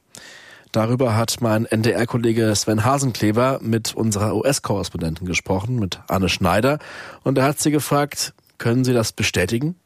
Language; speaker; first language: German; native; German